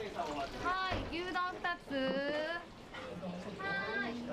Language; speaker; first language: Japanese; native; Japanese